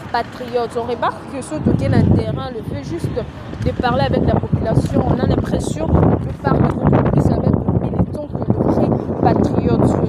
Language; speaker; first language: French; non-native, local second language; Lingala